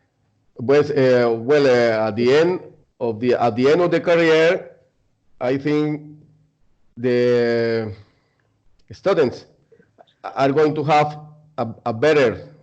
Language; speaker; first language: English; non-native, learner; Spanish